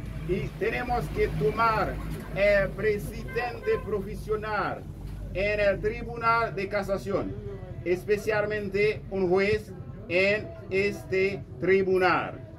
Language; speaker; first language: Spanish; non-native, fluent; Haitian Creole